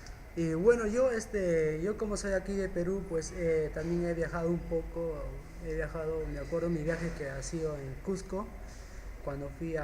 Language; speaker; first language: Spanish; native; Spanish